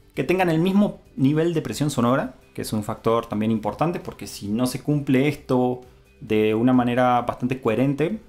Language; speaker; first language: Spanish; native; Spanish